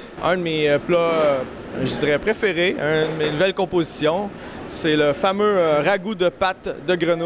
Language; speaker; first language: French; native; French